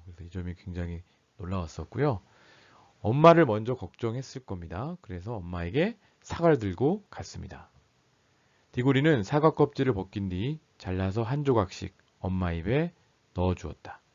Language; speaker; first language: Korean; native; Korean